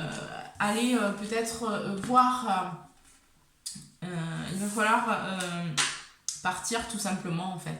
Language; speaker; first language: French; native; French